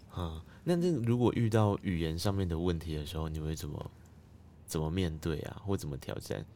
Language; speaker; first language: Chinese; native; Chinese